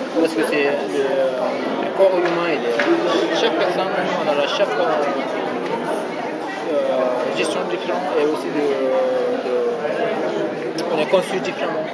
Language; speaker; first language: French; non-native, fluent; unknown